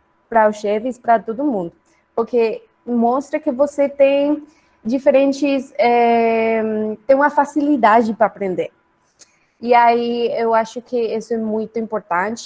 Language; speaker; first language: Portuguese; non-native, learner; Spanish